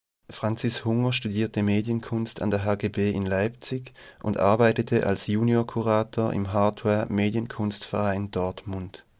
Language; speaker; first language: German; native; German